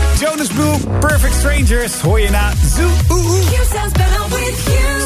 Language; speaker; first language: Dutch; native; Dutch